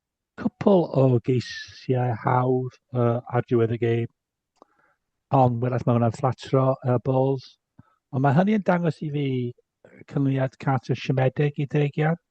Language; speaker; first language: Welsh; non-native, fluent; English